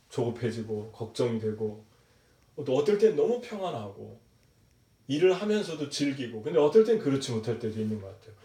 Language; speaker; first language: Korean; native; Korean